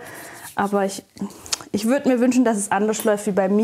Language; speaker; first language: German; native; German